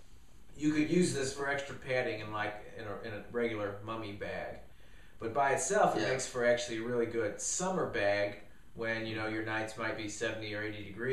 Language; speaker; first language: English; native; English